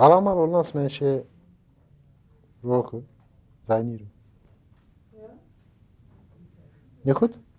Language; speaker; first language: Dutch; non-native, learner; Turkish